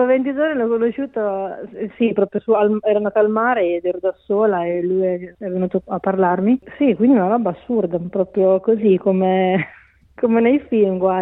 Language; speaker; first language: Italian; native; Italian